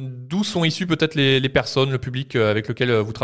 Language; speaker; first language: French; native; French